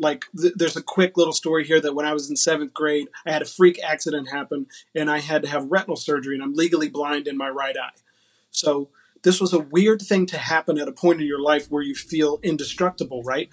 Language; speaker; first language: English; native; English